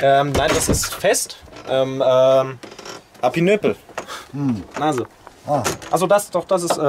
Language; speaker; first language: German; native; German